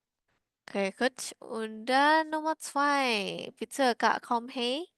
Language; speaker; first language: German; non-native, learner; Indonesian